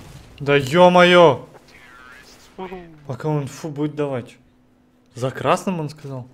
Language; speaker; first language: Russian; native; Russian